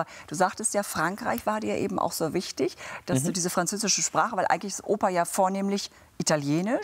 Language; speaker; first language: German; native; German